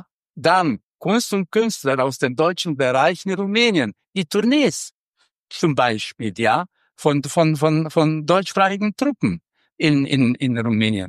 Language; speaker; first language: German; non-native, fluent; Romanian